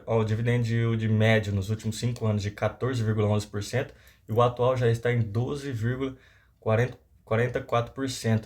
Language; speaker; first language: Portuguese; native; Portuguese